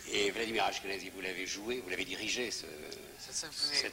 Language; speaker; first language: French; native; French